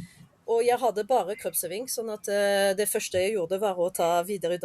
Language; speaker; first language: Norwegian; non-native, fluent; French